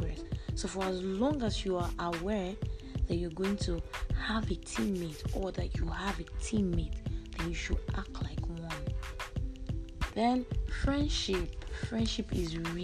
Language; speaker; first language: English; non-native, local second language; Igbo